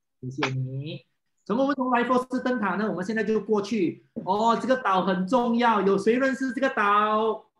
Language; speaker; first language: Chinese; non-native, local second language; English